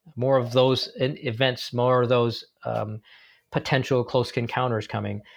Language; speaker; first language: English; native; English